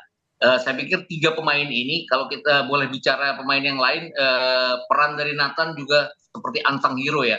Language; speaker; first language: Indonesian; native; Indonesian